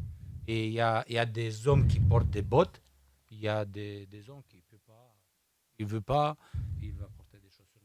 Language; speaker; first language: French; non-native, fluent; Romanian